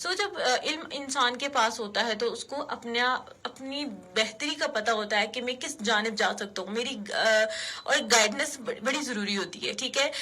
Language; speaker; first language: Urdu; non-native, local second language; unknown